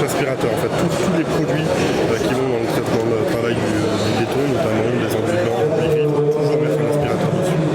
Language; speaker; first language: French; native; French